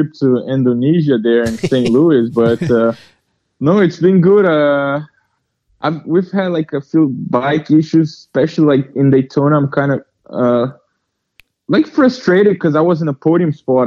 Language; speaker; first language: English; early bilingual, other home language; Portuguese